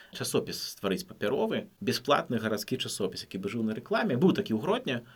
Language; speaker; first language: Belarusian; non-native, local second language; Russian